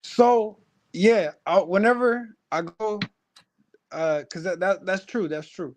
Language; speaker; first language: English; native; English